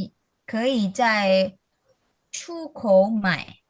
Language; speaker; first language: Chinese; non-native, fluent; Indonesian